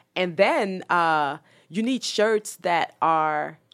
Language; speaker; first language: English; early bilingual, other home language; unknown